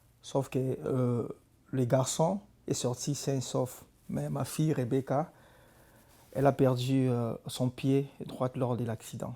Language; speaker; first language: French; non-native, local second language; Lingala